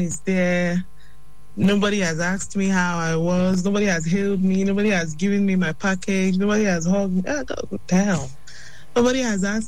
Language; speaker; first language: English; non-native, local second language; Igbo